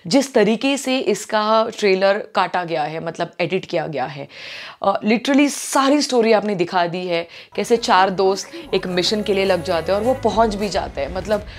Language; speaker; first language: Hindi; non-native, local second language; Marathi